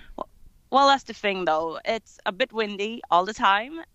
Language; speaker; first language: English; non-native, fluent; Swedish